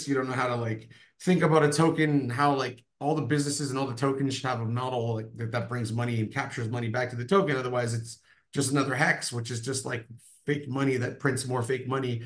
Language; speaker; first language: English; native; English